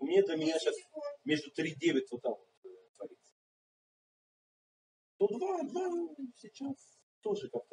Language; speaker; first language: Russian; native; Russian